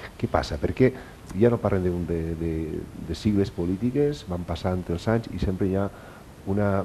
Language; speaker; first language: Catalan; native; Catalan